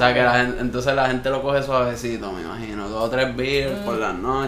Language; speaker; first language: Spanish; native; Spanish